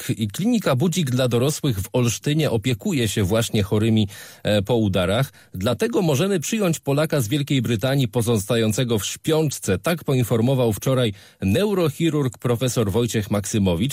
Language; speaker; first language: Polish; native; Polish